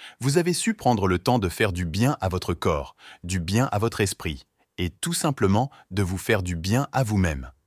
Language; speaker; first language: French; native; French